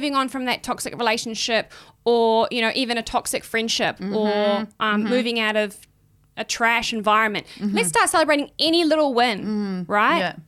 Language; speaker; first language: English; native; English